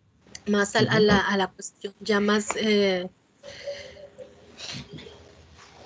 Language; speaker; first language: Spanish; native; Spanish